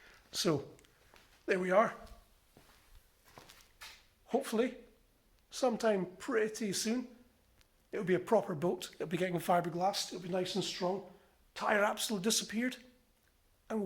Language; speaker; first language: English; native; English